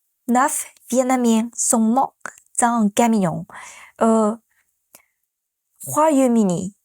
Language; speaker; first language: French; non-native, fluent; Vietnamese